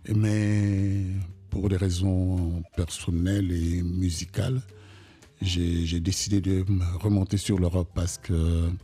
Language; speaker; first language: French; non-native, local second language; Kongo